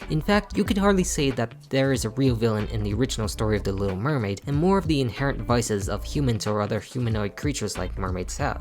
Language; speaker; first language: English; native; English